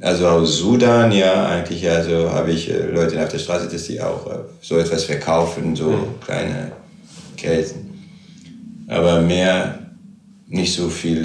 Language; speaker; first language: German; non-native, fluent; Arabic